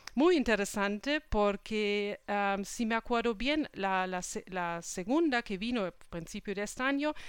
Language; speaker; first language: Spanish; non-native, fluent; German